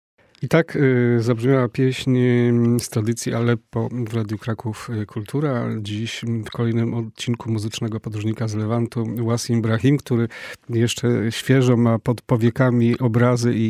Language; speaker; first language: Polish; native; Polish